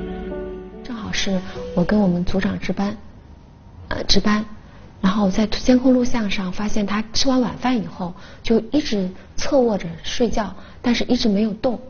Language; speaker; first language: Chinese; native; Chinese